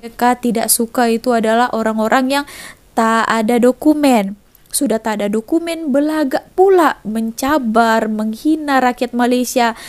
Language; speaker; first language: Indonesian; native; Indonesian